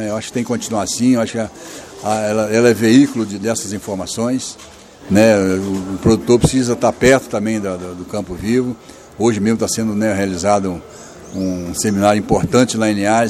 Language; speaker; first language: Portuguese; native; Portuguese